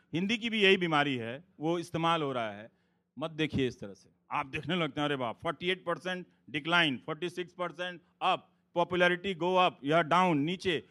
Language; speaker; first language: Hindi; native; Hindi